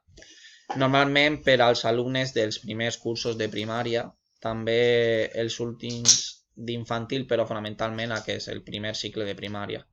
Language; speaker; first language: Catalan; non-native, local second language; Spanish